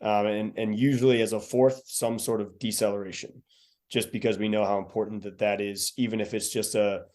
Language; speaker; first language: English; native; English